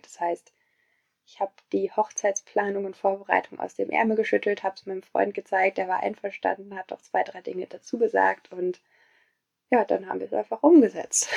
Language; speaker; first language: German; native; German